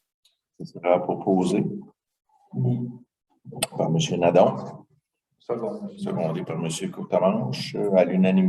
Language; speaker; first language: French; native; French